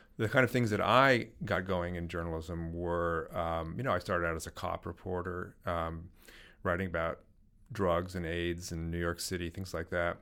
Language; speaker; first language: English; native; English